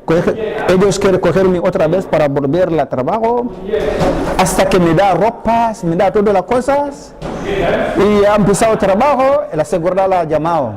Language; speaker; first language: Spanish; non-native, learner; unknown